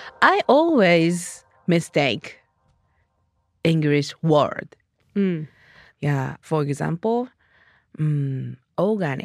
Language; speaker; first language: English; non-native, learner; Japanese